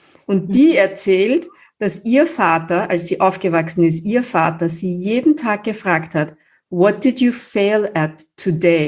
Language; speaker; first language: German; native; German